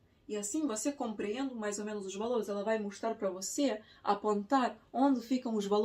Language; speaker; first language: Portuguese; non-native, fluent; Russian